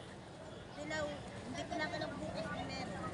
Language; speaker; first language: Filipino; non-native, local second language; Cebuano